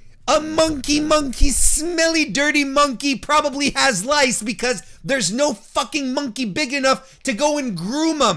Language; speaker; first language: English; native; English